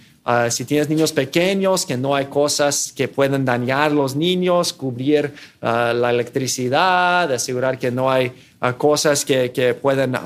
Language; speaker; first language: Spanish; non-native, fluent; English